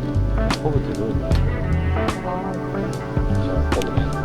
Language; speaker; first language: Japanese; native; Japanese